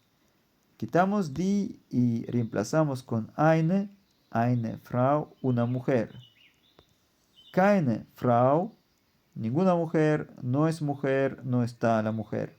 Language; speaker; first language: Spanish; non-native, fluent; German